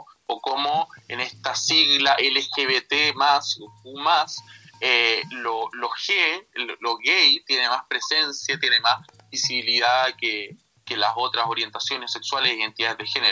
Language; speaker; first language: Spanish; native; Spanish